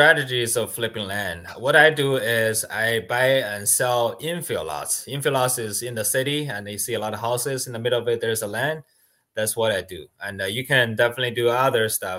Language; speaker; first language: English; non-native, fluent; Chinese